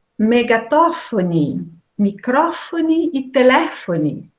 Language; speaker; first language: Italian; non-native, fluent; Portuguese